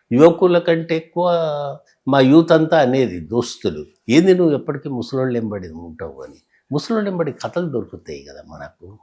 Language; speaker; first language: Telugu; native; Telugu